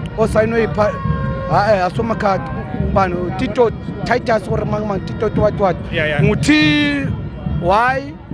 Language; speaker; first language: Zulu; non-native, local second language; Tswana